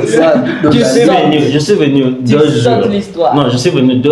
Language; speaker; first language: French; non-native, learner; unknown